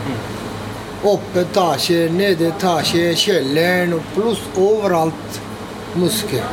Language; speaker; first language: Norwegian; non-native, learner; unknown